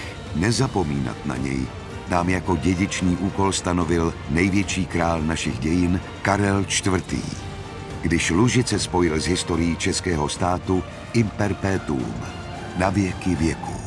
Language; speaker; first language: Czech; native; Czech